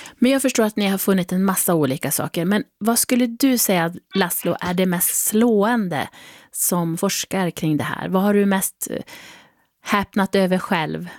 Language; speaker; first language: Swedish; native; Swedish